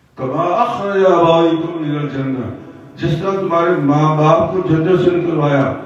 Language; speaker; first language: Urdu; non-native, local second language; Punjabi